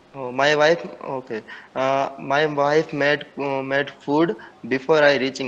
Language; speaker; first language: English; non-native, learner; Hindi